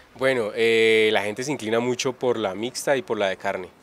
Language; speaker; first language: Spanish; native; Spanish